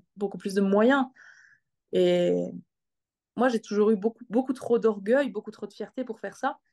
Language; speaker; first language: French; native; French